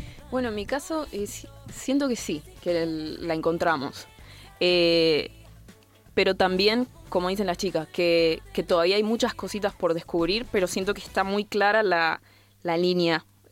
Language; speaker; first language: Spanish; non-native, fluent; English